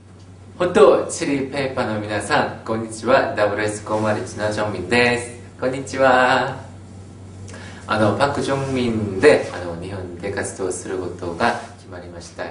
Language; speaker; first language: Japanese; non-native, fluent; Korean